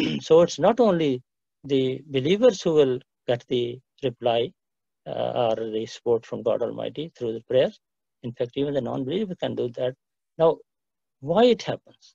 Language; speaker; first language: English; non-native, local second language; Urdu